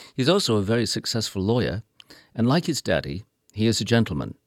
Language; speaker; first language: English; native; English